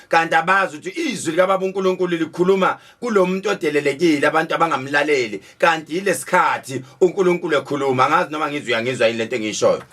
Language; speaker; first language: Zulu; native; Zulu